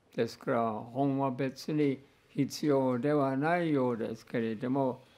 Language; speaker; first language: Japanese; non-native, fluent; English